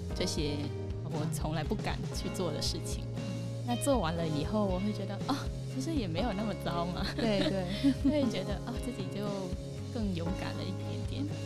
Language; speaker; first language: Chinese; non-native, fluent; Spanish